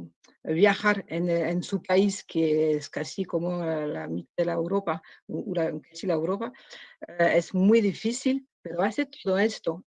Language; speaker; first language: Spanish; non-native, learner; French